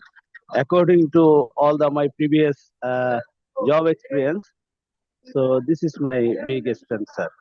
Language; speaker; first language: English; non-native, learner; Bangla